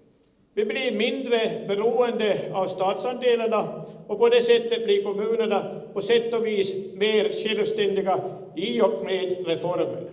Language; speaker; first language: Swedish; native; Swedish